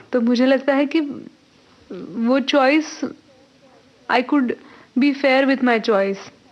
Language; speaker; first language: Hindi; non-native, local second language; Marathi